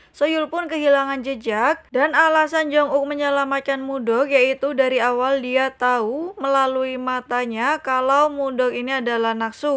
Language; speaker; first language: Indonesian; native; Indonesian